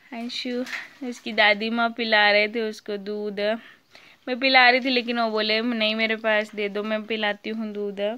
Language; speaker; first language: Hindi; native; Hindi